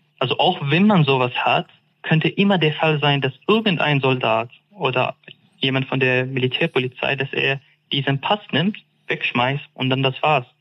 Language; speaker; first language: German; non-native, fluent; Arabic